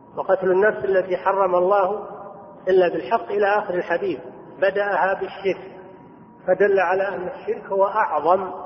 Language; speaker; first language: Arabic; native; Arabic